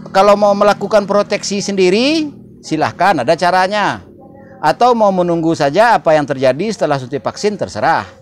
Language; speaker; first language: Indonesian; non-native, local second language; Minangkabau